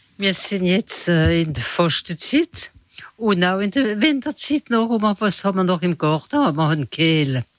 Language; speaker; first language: German; non-native, local second language; Swiss German